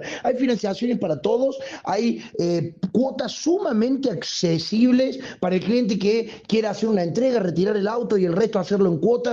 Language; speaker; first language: Spanish; native; Spanish